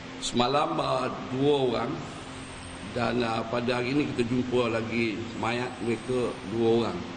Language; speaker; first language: Malay; native; Malay